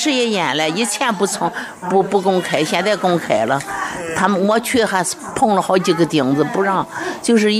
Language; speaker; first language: Chinese; native; Chinese